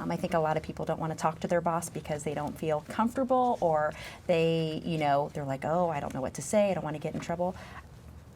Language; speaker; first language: English; native; English